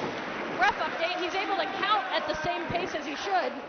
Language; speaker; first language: English; native; English